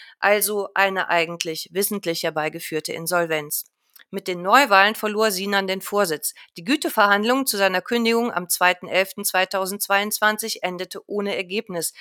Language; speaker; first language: German; native; German